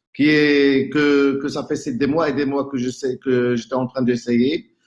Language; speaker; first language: French; non-native, local second language; Arabic